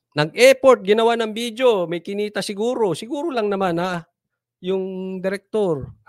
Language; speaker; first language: Filipino; native; Filipino